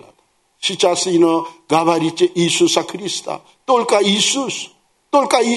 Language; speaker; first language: Russian; non-native, learner; Korean